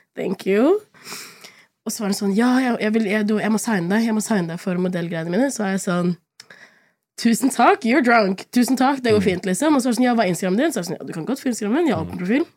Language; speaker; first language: Norwegian; early bilingual, other home language; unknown